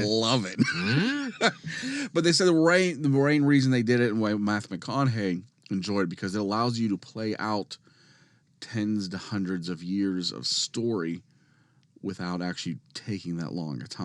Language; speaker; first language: English; native; English